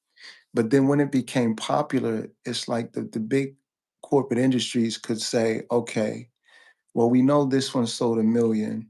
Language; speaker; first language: English; native; English